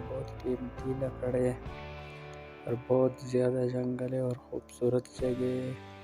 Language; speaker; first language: Hindi; non-native, local second language; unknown